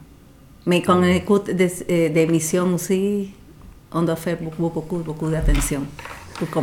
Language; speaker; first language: French; non-native, fluent; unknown